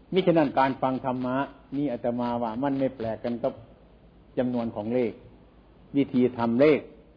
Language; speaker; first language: Thai; non-native, local second language; Northeastern Thai